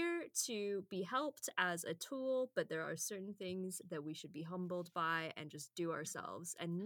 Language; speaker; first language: English; native; English